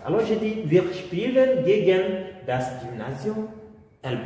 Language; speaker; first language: German; non-native, fluent; French